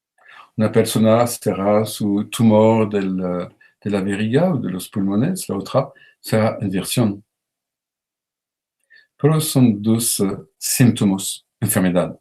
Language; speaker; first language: Spanish; non-native, learner; French